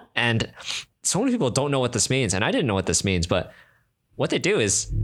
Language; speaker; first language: English; native; English